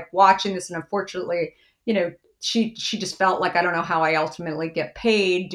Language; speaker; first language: English; native; English